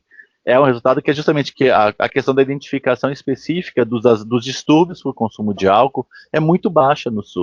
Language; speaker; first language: Portuguese; native; Portuguese